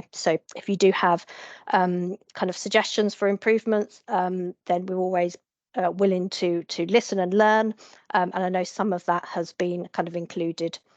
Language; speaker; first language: English; native; English